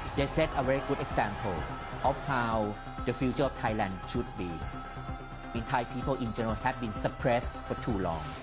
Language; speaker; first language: English; non-native, fluent; Thai